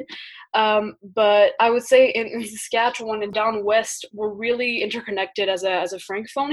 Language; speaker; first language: English; early bilingual, other home language; French